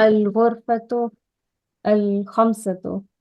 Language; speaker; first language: Arabic; non-native, learner; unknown